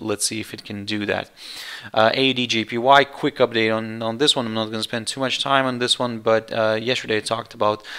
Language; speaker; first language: English; non-native, fluent; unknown